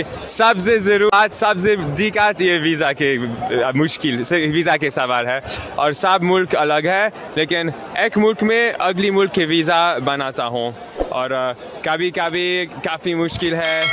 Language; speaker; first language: Hindi; non-native, learner; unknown